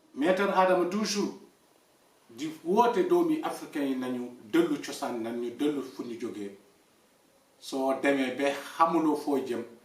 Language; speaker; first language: Wolof; non-native, local second language; Fula